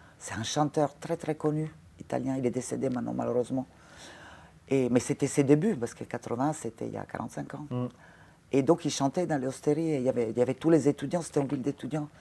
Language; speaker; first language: French; non-native, fluent; Italian